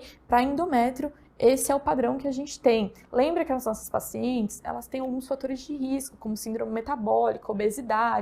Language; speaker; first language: Portuguese; native; Portuguese